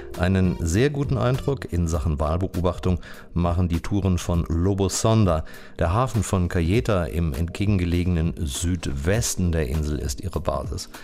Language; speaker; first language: German; native; German